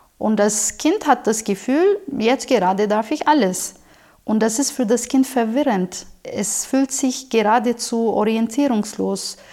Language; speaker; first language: German; non-native, fluent; Turkish